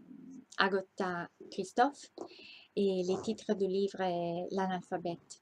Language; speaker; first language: French; non-native, learner; Italian